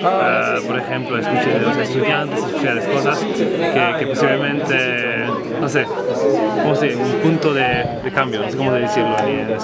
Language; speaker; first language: Spanish; non-native, fluent; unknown